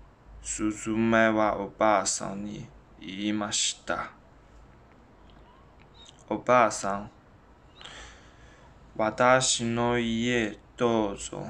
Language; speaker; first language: Japanese; non-native, learner; Chinese